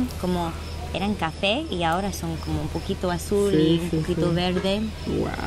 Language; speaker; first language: Spanish; early bilingual, heritage; Spanish